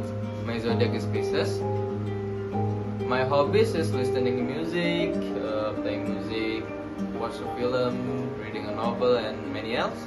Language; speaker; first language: English; non-native, learner; Indonesian